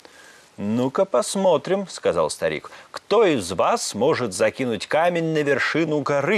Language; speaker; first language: Russian; native; Russian